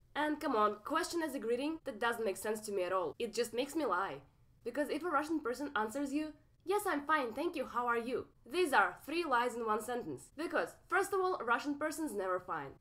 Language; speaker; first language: English; non-native, fluent; Russian